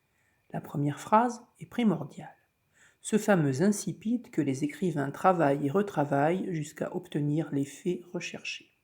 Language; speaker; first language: French; native; French